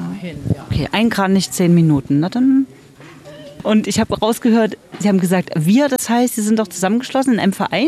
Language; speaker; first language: German; native; German